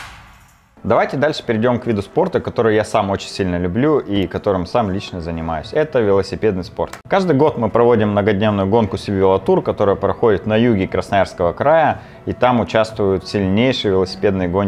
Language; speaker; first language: Russian; native; Russian